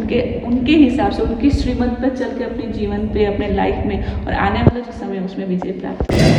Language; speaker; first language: Hindi; native; Hindi